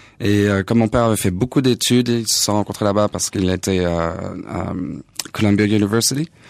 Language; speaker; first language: French; native; French